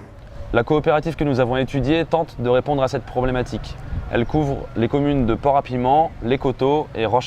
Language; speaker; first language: French; native; French